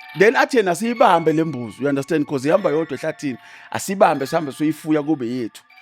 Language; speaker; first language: Zulu; non-native, local second language; Swati